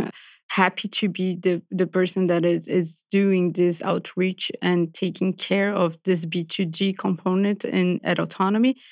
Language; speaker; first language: English; non-native, fluent; Portuguese